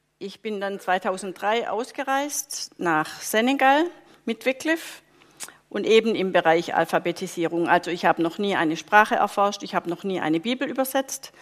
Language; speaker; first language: German; native; German